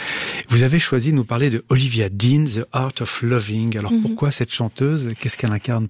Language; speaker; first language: French; native; French